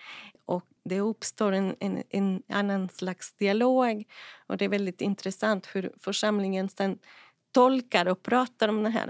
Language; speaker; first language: Swedish; non-native, fluent; Spanish